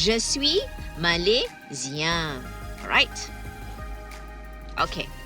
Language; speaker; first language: French; non-native, learner; Malay